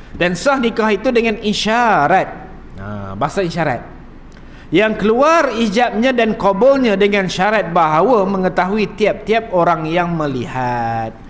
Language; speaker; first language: Malay; native; Malay